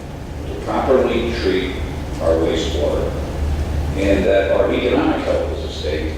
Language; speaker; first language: English; native; English